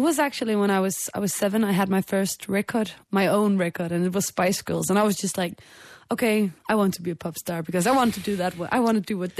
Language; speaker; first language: English; non-native, fluent; Danish